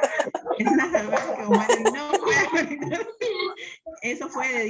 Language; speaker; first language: Spanish; native; Spanish